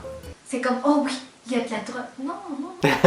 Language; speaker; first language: French; non-native, fluent; Spanish